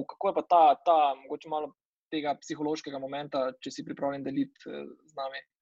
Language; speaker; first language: Slovenian; native; Slovenian